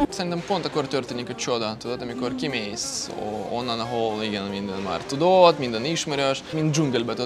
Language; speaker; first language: Hungarian; non-native, fluent; Russian